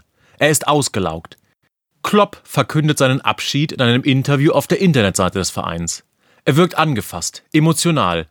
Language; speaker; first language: German; native; German